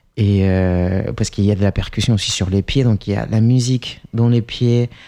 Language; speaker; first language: French; non-native, fluent; Spanish